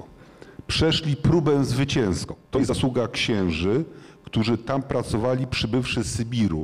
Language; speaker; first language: Polish; native; Polish